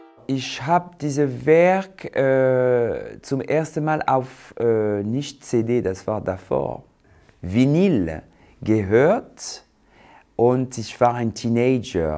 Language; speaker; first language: German; non-native, fluent; French